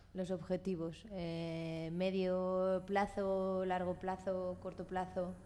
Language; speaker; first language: Spanish; native; Spanish